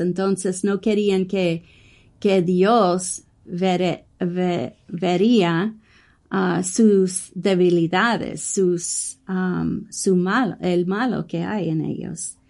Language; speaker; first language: Spanish; non-native, learner; English